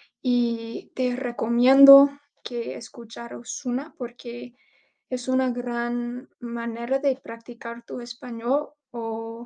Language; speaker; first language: Spanish; non-native, learner; English